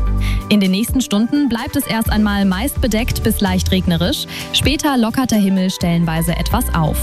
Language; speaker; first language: German; native; German